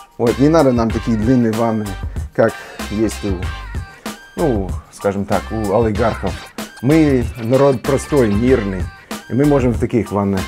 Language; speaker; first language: Russian; non-native, fluent; English